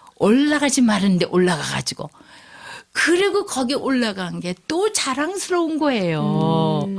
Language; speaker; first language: Korean; native; Korean